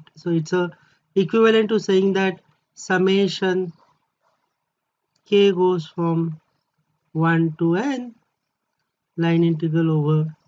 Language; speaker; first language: English; non-native, local second language; Marathi